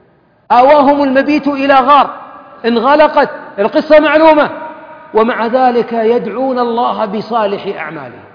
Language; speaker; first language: Arabic; native; Arabic